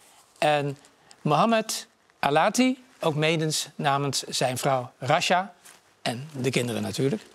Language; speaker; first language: Dutch; native; Dutch